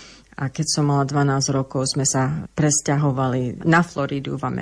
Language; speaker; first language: Slovak; early bilingual, heritage; English